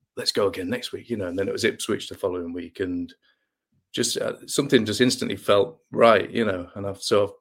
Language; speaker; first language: English; native; English